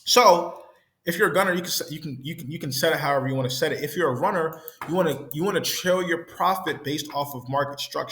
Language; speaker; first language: English; native; English